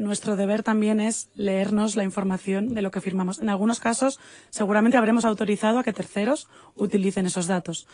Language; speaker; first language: Spanish; native; Spanish